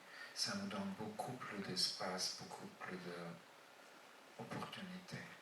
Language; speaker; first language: French; non-native, fluent; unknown